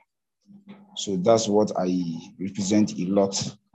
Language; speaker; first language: English; non-native, local second language; Hausa